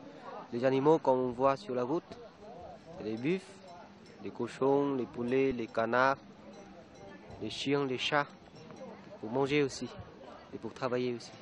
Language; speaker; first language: French; non-native, fluent; Vietnamese